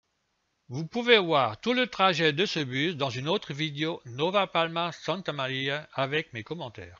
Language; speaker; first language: French; native; French